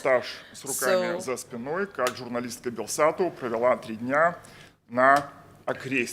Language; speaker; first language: Russian; native; Russian